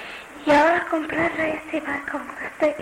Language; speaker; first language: Spanish; non-native, learner; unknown